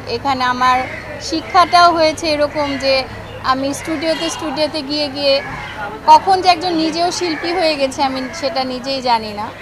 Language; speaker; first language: Bangla; native; Bangla